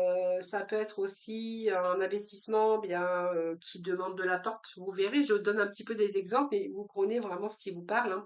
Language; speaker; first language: French; native; French